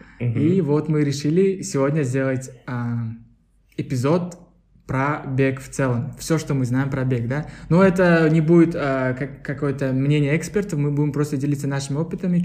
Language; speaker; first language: Russian; non-native, local second language; Uzbek